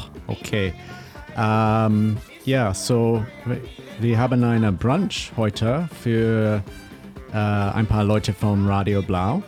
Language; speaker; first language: German; non-native, learner; English